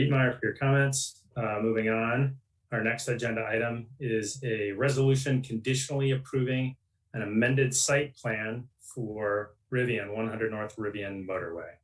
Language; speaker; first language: English; native; English